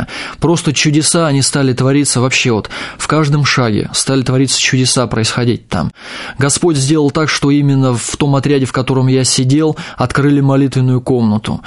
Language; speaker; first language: Russian; native; Russian